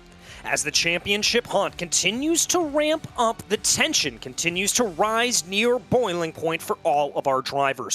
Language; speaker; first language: English; native; English